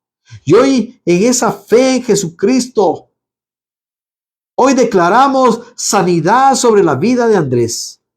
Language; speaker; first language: Spanish; native; Spanish